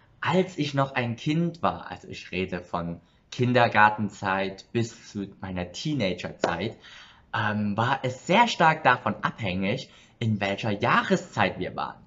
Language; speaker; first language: German; early bilingual, other home language; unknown